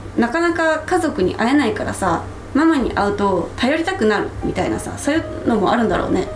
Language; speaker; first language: Japanese; native; Japanese